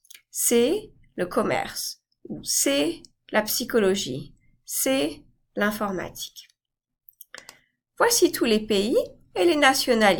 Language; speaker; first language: French; non-native, fluent; English